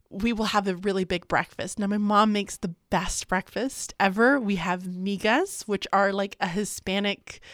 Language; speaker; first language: English; native; English